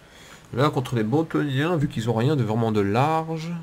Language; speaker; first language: French; native; French